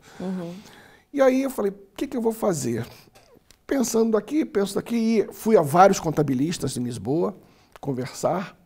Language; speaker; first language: Portuguese; native; Portuguese